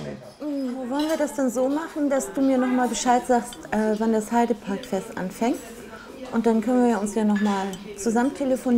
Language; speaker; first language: German; native; German